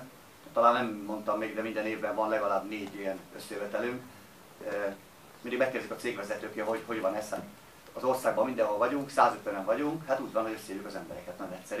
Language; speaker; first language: Hungarian; native; Hungarian